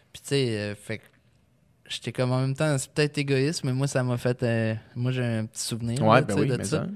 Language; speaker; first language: French; native; French